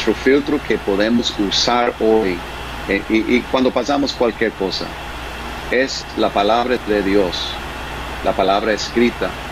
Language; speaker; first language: Spanish; non-native, fluent; English